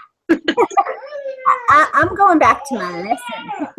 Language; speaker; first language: English; native; English